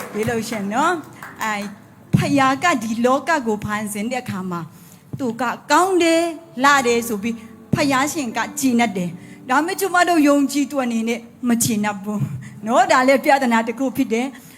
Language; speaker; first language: Burmese; non-native, local second language; Hakha Chin